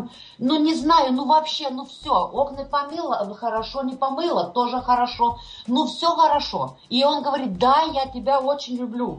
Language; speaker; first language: Russian; non-native, fluent; Lithuanian